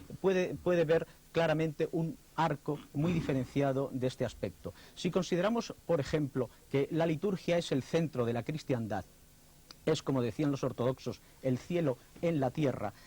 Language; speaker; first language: Spanish; native; Spanish